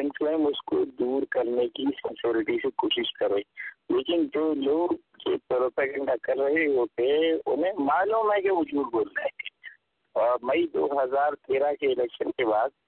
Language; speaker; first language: Urdu; non-native, local second language; Punjabi